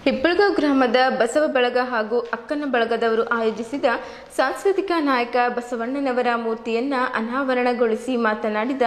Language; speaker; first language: Kannada; native; Kannada